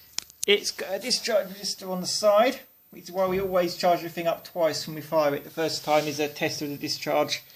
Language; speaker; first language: English; native; English